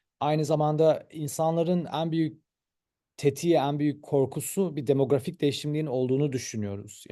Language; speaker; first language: Turkish; early bilingual, heritage; Turkish